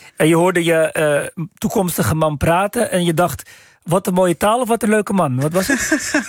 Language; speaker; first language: Dutch; native; Dutch